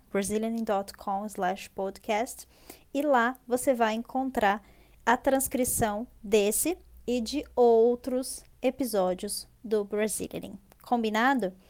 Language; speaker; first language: Portuguese; native; Portuguese